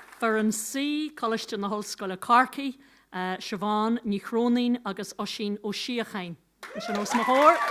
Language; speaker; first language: Irish; non-native, local second language; English